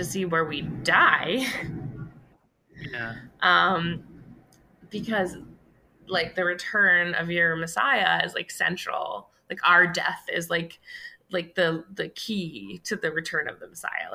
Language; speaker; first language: English; native; English